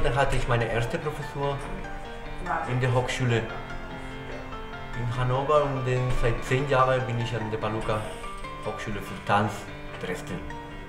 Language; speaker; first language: German; non-native, fluent; Spanish